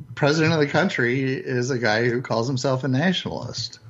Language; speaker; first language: English; native; English